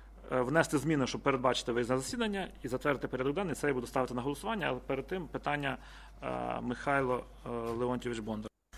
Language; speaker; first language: Ukrainian; native; Ukrainian